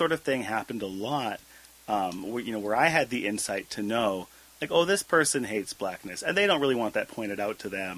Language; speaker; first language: English; native; English